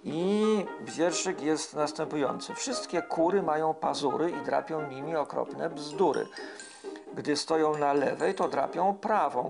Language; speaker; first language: Polish; native; Polish